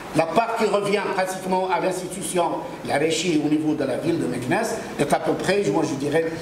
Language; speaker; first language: French; non-native, local second language; Arabic